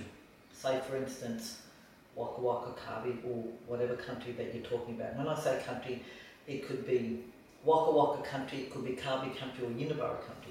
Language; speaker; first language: English; native; English